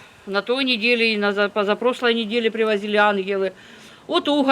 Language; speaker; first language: Russian; native; Russian